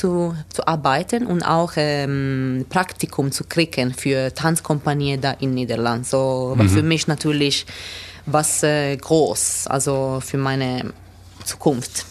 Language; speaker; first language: German; non-native, learner; Italian